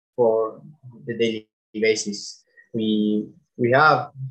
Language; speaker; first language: English; non-native, fluent; Spanish